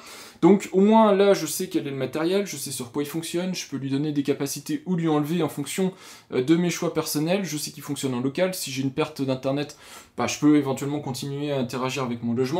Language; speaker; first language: French; native; French